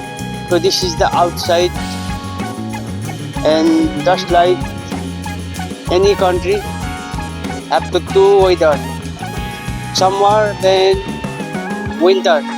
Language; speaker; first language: English; non-native, learner; Nepali